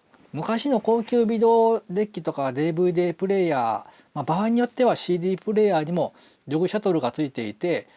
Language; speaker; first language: Japanese; native; Japanese